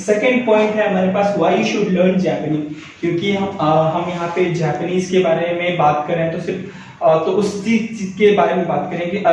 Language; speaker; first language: Hindi; native; Hindi